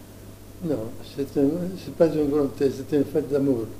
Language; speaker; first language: French; non-native, learner; Italian